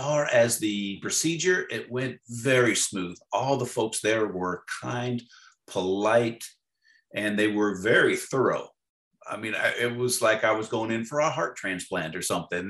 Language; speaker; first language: English; native; English